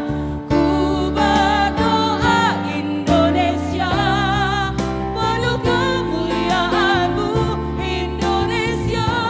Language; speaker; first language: Indonesian; native; Indonesian